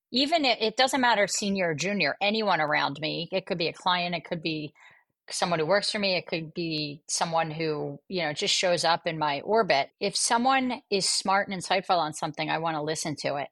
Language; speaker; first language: English; native; English